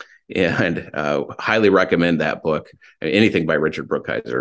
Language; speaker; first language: English; native; English